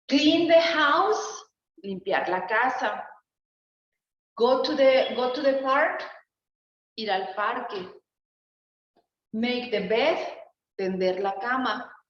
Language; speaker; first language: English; non-native, learner; Spanish